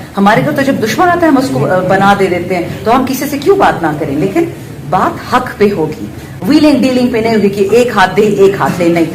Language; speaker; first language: Urdu; non-native, local second language; Pashto